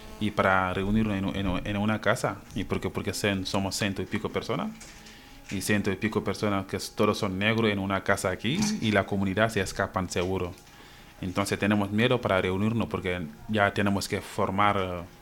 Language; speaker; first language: Spanish; non-native, fluent; Wolof